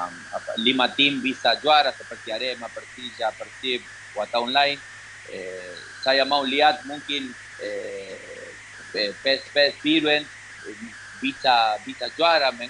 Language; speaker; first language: Indonesian; non-native, learner; Spanish